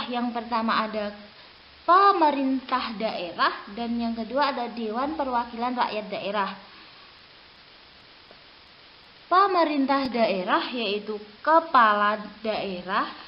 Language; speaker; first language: Indonesian; native; Indonesian